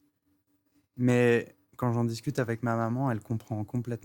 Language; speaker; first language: French; native; French